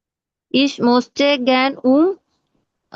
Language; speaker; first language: German; non-native, learner; Tamil